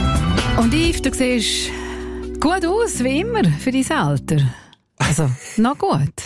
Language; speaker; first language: German; native; German